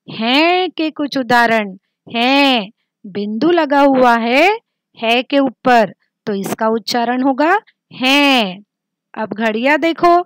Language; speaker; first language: Hindi; non-native, local second language; Marathi